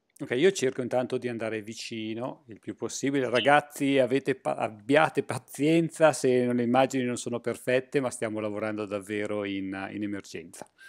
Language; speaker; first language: Italian; native; Italian